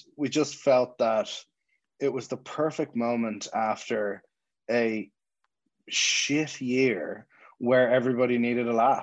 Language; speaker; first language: English; native; English